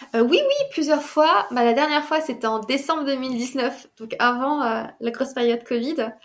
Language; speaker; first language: French; early bilingual, other home language; Khmer